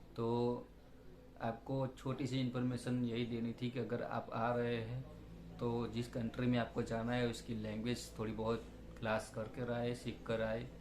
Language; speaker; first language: Hindi; non-native, local second language; Gujarati